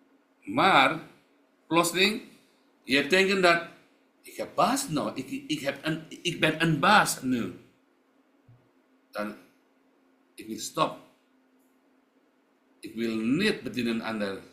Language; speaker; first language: Dutch; non-native, learner; Indonesian